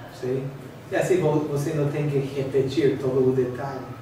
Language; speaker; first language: Portuguese; non-native, fluent; English